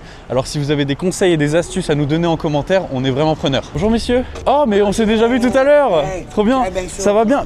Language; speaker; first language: French; native; French